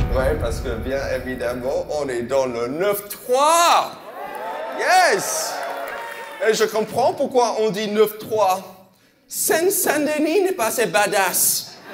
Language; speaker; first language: French; non-native, fluent; English